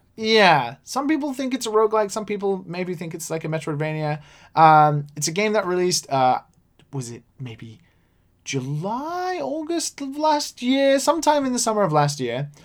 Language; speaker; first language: English; native; English